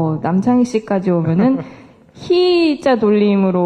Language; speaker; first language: Korean; native; Korean